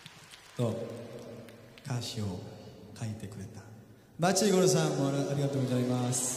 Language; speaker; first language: Japanese; non-native, fluent; Korean